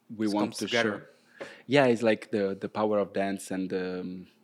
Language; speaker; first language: English; non-native, fluent; Italian